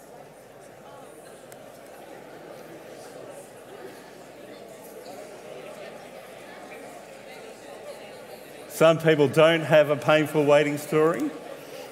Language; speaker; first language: English; native; English